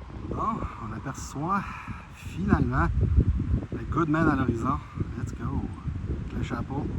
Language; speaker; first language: French; native; French